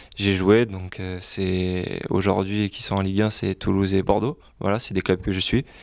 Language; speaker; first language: French; native; French